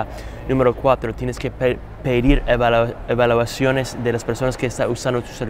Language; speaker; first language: Spanish; non-native, fluent; English